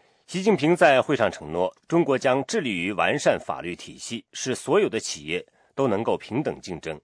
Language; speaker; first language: Chinese; native; Chinese